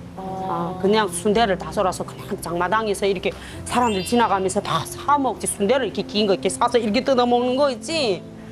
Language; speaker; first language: Korean; native; Korean